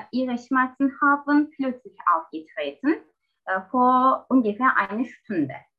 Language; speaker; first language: German; non-native, learner; Turkish